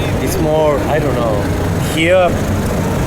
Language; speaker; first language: English; non-native, learner; Spanish